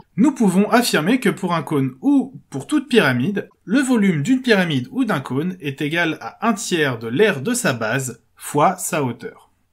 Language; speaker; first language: French; native; French